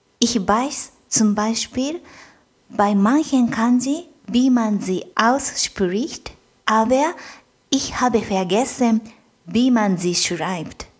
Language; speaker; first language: German; non-native, fluent; Japanese